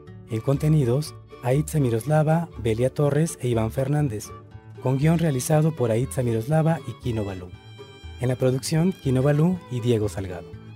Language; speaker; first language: Spanish; native; Spanish